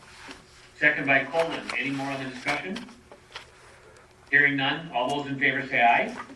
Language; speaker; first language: English; native; English